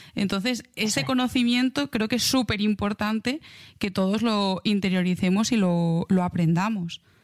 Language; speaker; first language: Spanish; native; Spanish